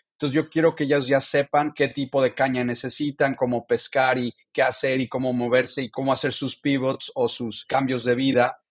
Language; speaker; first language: Spanish; native; Spanish